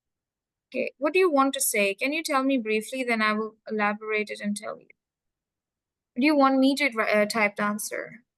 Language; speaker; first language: English; non-native, fluent; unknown